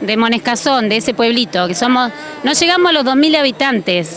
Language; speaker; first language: Spanish; native; Spanish